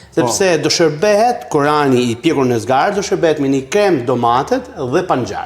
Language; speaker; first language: Albanian; native; Albanian